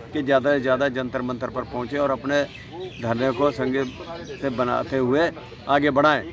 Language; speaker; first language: Hindi; native; Hindi